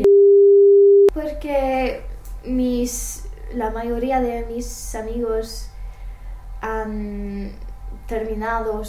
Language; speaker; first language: Spanish; non-native, learner; English